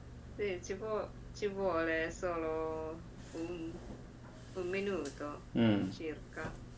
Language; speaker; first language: Italian; non-native, learner; Japanese